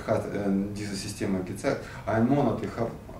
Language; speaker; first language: German; non-native, learner; Russian